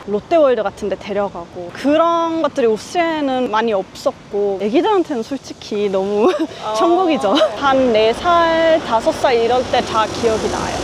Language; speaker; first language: Korean; early bilingual, heritage; Korean